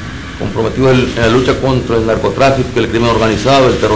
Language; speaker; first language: Spanish; native; Spanish